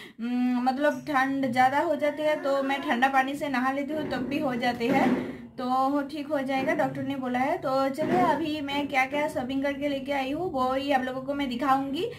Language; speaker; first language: Hindi; non-native, local second language; Bangla